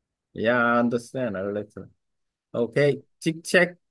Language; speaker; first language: English; non-native, learner; Vietnamese